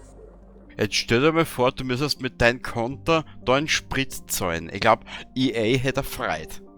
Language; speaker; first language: German; native; German